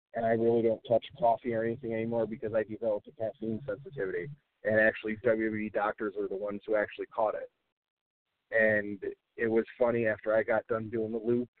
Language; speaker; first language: English; native; English